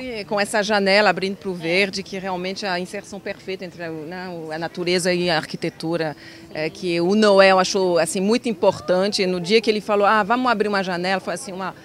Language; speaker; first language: Portuguese; non-native, fluent; French